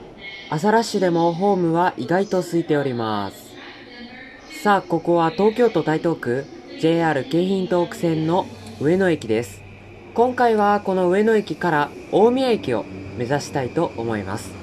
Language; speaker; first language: Japanese; native; Japanese